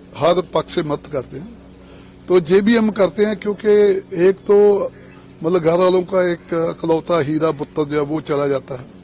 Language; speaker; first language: Hindi; non-native, local second language; Punjabi